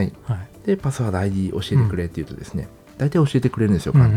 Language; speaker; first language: Japanese; native; Japanese